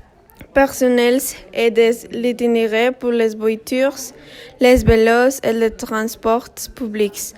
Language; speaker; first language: French; non-native, learner; Spanish